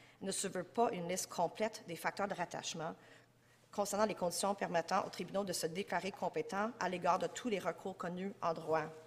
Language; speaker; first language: French; native; French